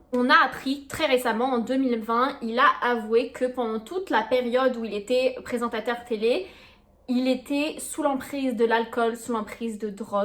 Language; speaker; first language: French; native; French